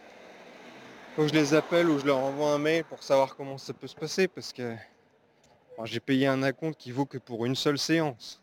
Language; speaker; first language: French; native; French